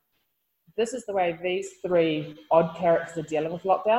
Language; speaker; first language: English; native; English